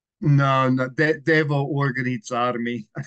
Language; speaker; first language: Italian; non-native, learner; English